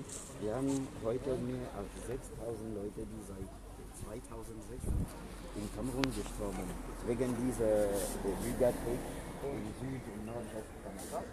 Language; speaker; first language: German; non-native, learner; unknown